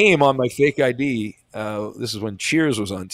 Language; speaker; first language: English; native; English